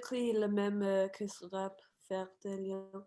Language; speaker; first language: French; non-native, fluent; English